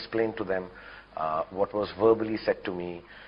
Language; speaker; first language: English; non-native, local second language; Hindi